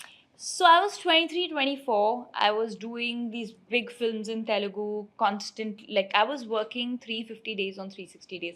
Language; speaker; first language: English; non-native, local second language; Hindi